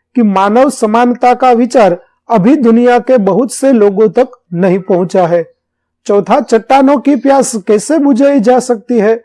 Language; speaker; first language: Hindi; non-native, local second language; Gujarati